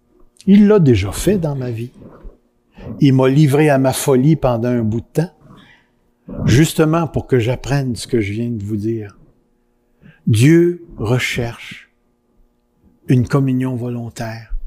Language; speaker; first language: French; native; French